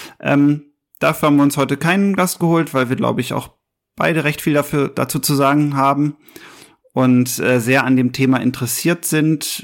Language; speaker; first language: German; native; German